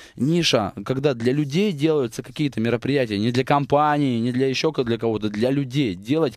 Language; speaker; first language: Russian; native; Russian